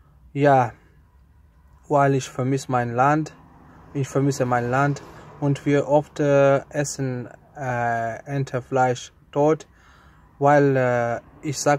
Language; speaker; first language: German; non-native, learner; Azerbaijani